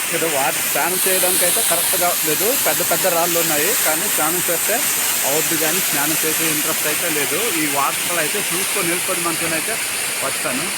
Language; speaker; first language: Telugu; non-native, local second language; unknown